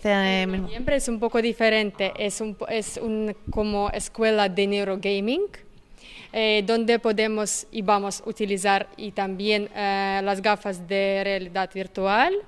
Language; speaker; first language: Spanish; non-native, fluent; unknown